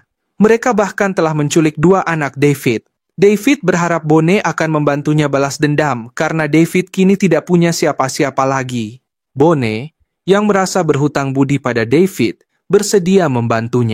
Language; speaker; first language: Indonesian; native; Indonesian